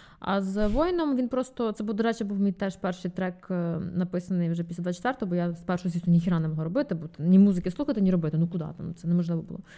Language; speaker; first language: Ukrainian; non-native, local second language; Russian